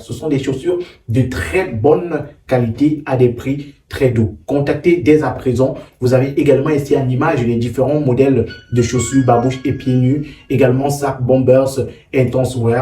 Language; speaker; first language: French; native; French